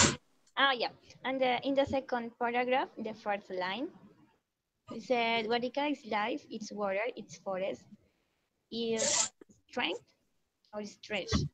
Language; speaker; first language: English; non-native, learner; Spanish